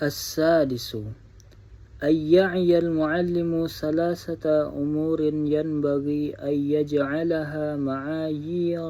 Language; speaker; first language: Arabic; non-native, learner; Indonesian